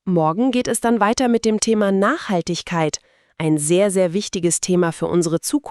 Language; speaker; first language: German; native; German